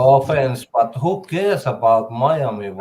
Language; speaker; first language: English; non-native, learner; Finnish